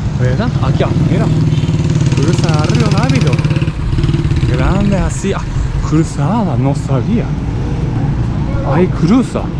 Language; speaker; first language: Spanish; non-native, learner; Japanese